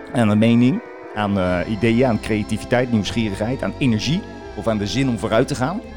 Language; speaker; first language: Dutch; native; Dutch